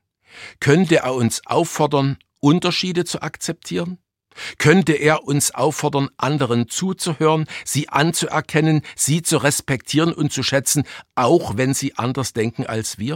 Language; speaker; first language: German; native; German